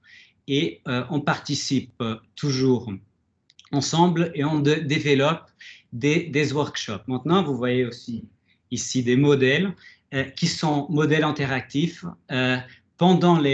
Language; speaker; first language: French; non-native, fluent; Portuguese